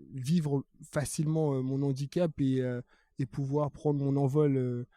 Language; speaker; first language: French; early bilingual, other home language; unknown